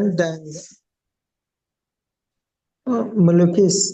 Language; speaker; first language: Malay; non-native, learner; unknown